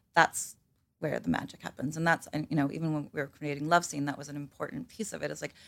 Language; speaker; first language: English; native; English